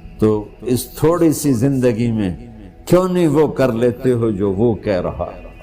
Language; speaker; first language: Urdu; non-native, local second language; Punjabi